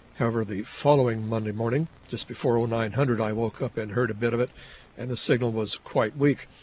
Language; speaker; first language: English; native; English